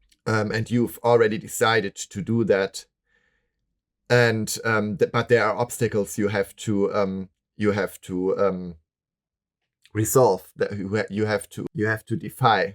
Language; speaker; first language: English; non-native, fluent; German